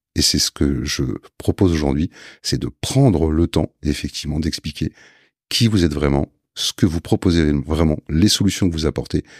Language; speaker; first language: French; native; French